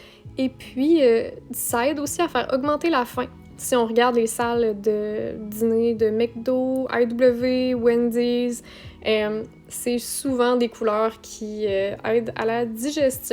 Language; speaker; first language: French; native; French